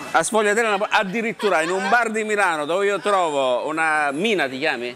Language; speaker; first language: Italian; native; Italian